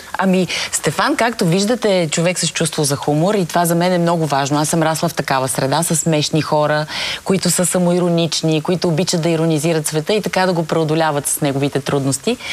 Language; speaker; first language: Bulgarian; native; Bulgarian